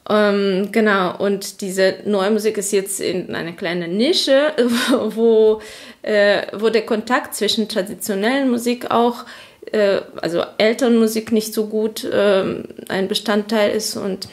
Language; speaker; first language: German; non-native, fluent; Azerbaijani